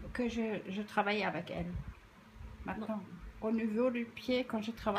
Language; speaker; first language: French; non-native, fluent; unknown